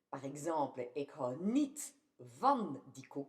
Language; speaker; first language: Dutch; non-native, local second language; French